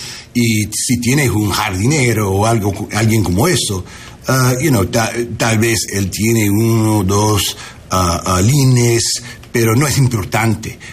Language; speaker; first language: Spanish; non-native, learner; English